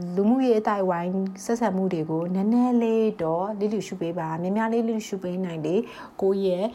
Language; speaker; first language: Burmese; non-native, local second language; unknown